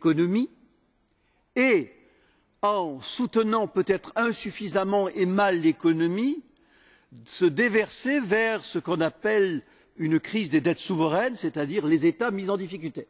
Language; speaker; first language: French; native; French